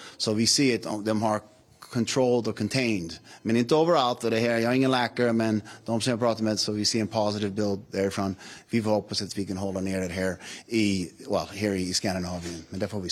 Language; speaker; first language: Swedish; non-native, fluent; English